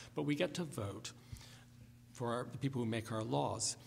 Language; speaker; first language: English; native; English